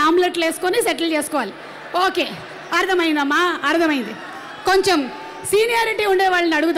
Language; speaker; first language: Telugu; native; Telugu